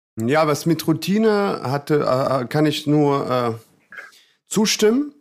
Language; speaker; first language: German; non-native, fluent; Russian